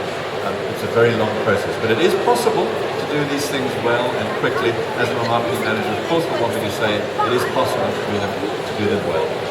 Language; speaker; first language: English; native; English